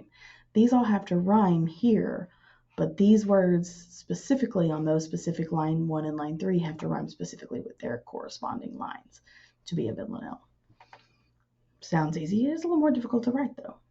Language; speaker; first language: English; native; English